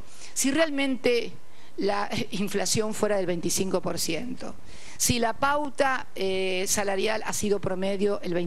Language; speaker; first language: Spanish; native; Spanish